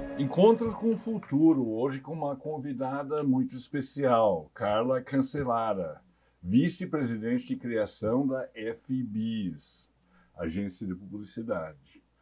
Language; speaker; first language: Portuguese; non-native, fluent; English